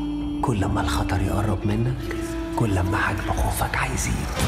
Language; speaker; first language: Arabic; native; Arabic